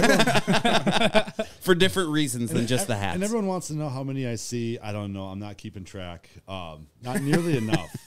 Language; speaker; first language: English; native; English